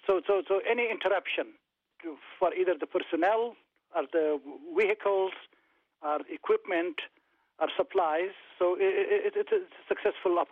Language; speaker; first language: English; non-native, fluent; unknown